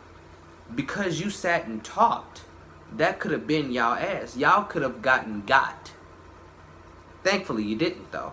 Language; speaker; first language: English; native; English